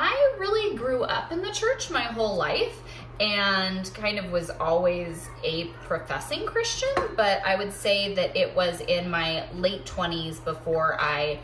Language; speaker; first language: English; native; English